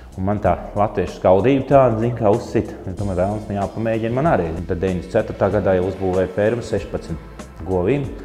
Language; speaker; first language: Latvian; native; Latvian